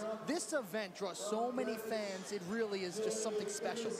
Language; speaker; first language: English; native; English